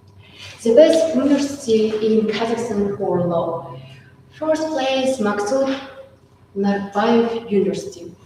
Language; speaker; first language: English; non-native, learner; Russian